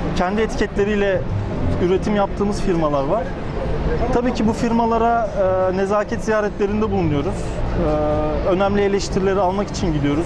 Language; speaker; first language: Turkish; early bilingual, heritage; Turkish